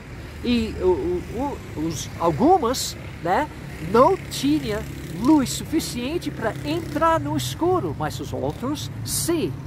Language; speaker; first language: Portuguese; non-native, fluent; English